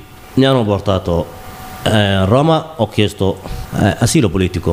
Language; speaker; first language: Italian; non-native, learner; Somali